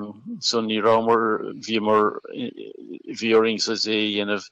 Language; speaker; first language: Irish; non-native, local second language; English